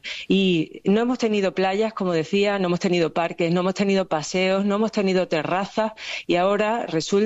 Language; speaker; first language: Spanish; native; Spanish